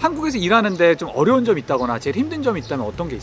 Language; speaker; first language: Korean; native; Korean